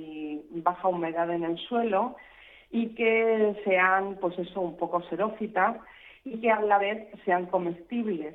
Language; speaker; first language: Spanish; native; Spanish